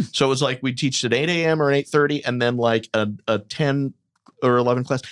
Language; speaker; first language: English; native; English